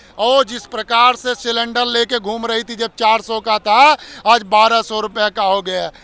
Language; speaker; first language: Hindi; native; Hindi